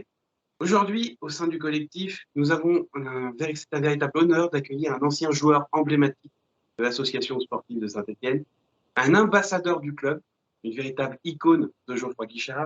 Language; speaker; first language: French; native; French